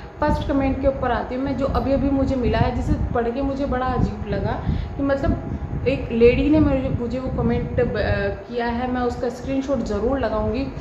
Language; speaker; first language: Hindi; native; Hindi